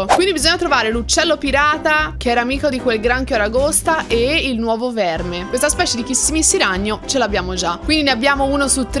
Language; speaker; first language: Italian; native; Italian